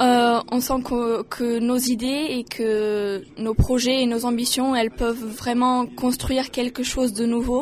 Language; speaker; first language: French; non-native, fluent; Portuguese